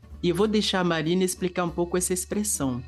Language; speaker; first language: Portuguese; non-native, fluent; French